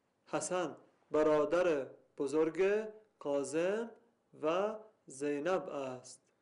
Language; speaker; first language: Persian; non-native, learner; Arabic